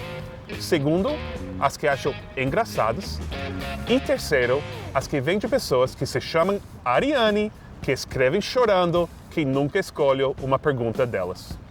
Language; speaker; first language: Portuguese; non-native, fluent; English